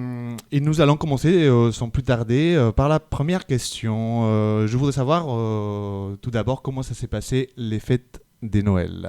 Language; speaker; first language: French; native; French